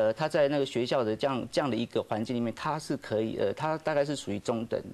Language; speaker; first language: Chinese; native; Chinese